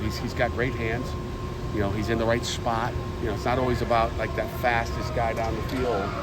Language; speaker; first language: English; native; English